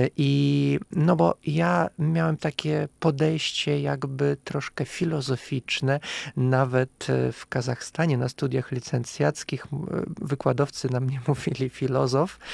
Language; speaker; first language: Polish; non-native, fluent; Russian